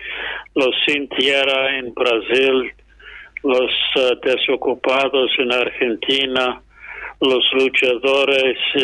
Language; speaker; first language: Spanish; non-native, fluent; English